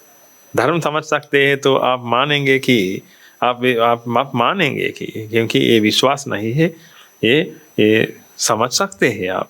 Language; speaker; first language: Hindi; non-native, fluent; Sinhala